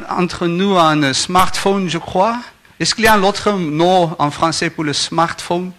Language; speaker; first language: French; non-native, learner; Afrikaans